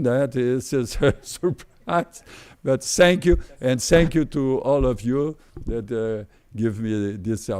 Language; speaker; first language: English; non-native, fluent; Portuguese